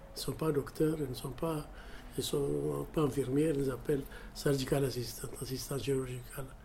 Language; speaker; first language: French; non-native, fluent; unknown